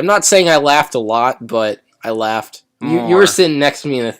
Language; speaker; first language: English; native; English